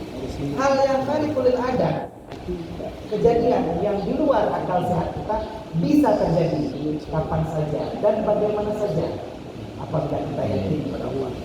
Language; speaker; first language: Indonesian; non-native, local second language; Achinese